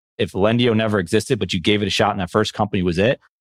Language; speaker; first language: English; native; English